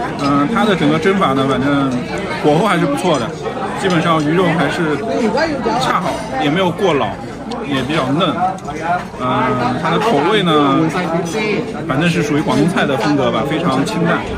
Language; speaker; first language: Chinese; native; Chinese